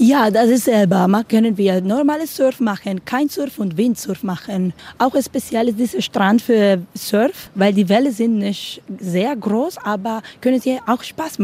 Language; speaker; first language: German; non-native, learner; Spanish